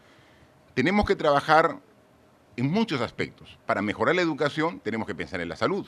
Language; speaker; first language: Spanish; native; Spanish